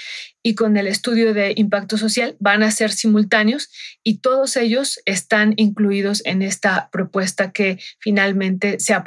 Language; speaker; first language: Spanish; native; Spanish